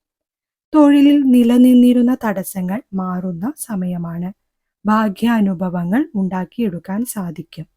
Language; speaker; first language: Malayalam; native; Malayalam